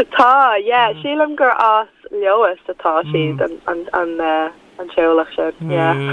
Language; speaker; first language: Irish; non-native, local second language; English